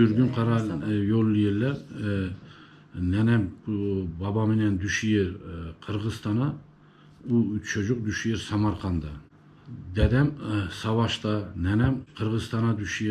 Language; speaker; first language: Turkish; early bilingual, heritage; Turkish